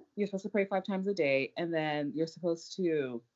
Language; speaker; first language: English; non-native, local second language; Yoruba